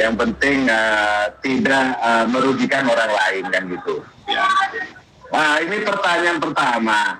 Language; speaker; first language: Indonesian; non-native, local second language; Madurese